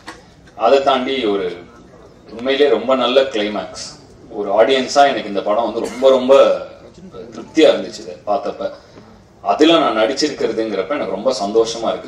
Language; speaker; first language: Tamil; native; Tamil